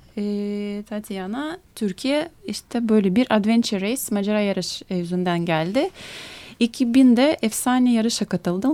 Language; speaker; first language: Turkish; non-native, fluent; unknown